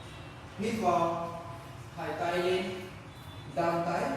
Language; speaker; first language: Vietnamese; non-native, learner; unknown